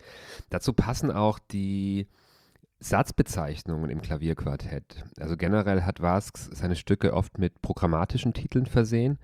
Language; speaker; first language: German; native; German